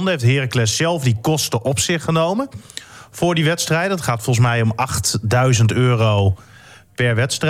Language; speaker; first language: Dutch; native; Dutch